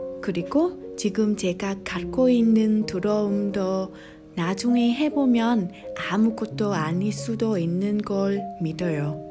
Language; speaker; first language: Korean; non-native, learner; Vietnamese